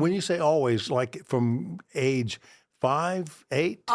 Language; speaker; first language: English; native; English